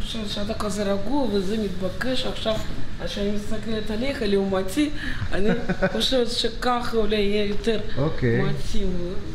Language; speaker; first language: Hebrew; non-native, fluent; Russian